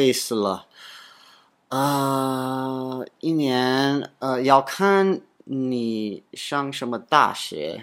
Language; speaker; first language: Chinese; non-native, learner; English